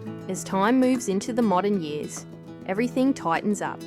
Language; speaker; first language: English; native; English